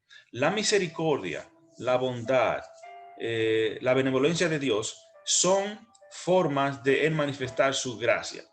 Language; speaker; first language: Spanish; native; Spanish